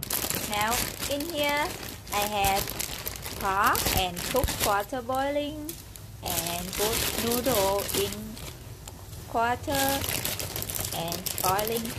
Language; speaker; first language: English; non-native, learner; Vietnamese